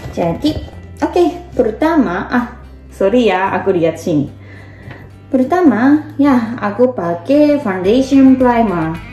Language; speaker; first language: Indonesian; non-native, learner; Japanese